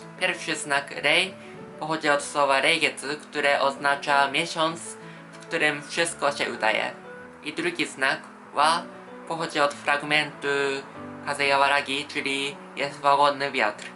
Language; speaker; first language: Polish; non-native, fluent; Japanese